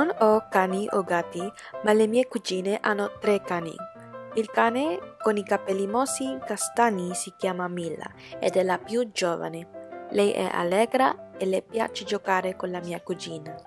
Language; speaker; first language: Italian; non-native, learner; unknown